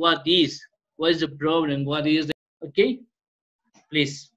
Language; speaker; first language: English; non-native, learner; Spanish